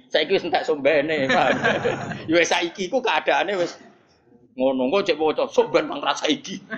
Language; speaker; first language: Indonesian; non-native, local second language; Javanese